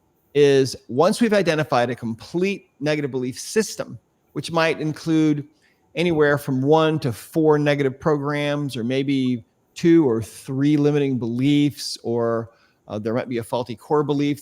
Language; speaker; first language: English; native; English